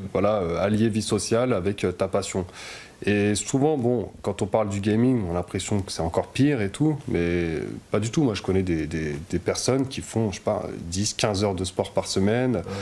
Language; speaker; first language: French; native; French